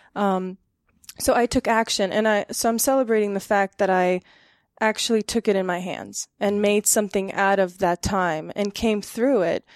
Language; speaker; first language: English; early bilingual, other home language; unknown